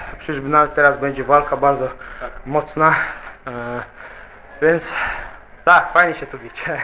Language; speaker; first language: Polish; non-native, fluent; Chechen